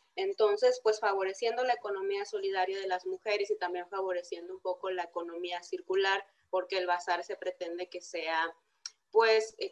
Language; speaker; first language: Spanish; native; Spanish